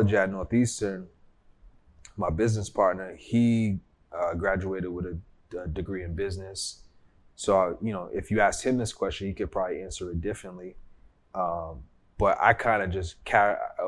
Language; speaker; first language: English; native; English